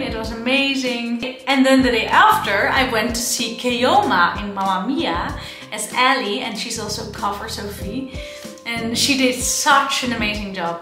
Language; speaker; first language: English; non-native, fluent; Dutch